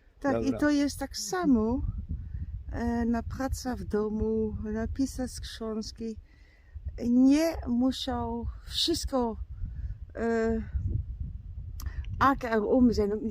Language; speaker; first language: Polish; non-native, learner; Dutch